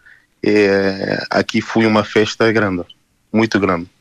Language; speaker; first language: Portuguese; non-native, learner; French